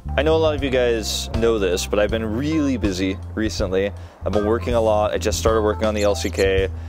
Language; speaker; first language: English; native; English